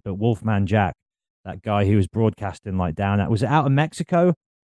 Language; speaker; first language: English; native; English